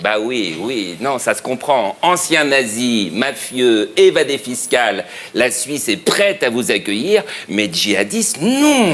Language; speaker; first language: French; native; French